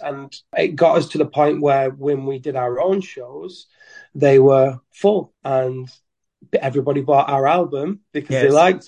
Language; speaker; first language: English; native; English